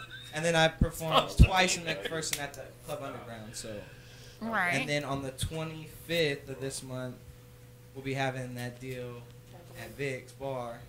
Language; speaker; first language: English; native; English